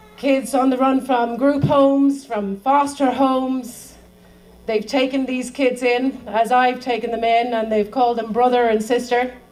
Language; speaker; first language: English; native; English